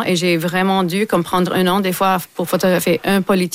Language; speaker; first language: French; non-native, local second language; English